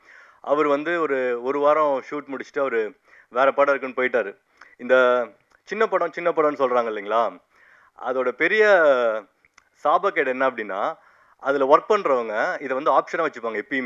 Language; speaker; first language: Tamil; native; Tamil